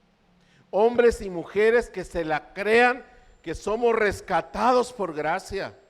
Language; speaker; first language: Spanish; native; Spanish